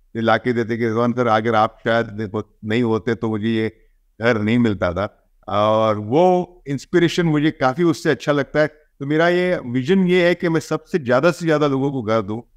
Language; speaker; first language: Hindi; native; Hindi